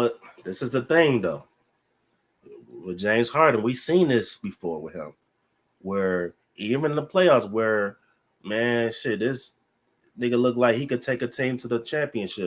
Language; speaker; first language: English; native; English